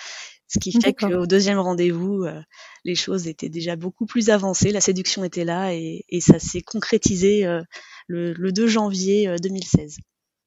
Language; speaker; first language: French; native; French